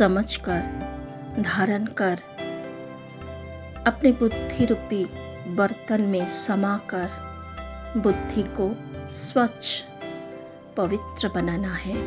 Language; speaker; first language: Hindi; native; Hindi